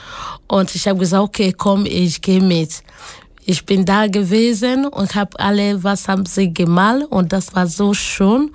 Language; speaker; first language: German; non-native, learner; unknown